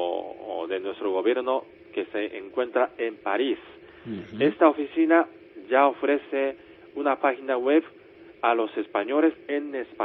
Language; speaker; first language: Spanish; non-native, fluent; Japanese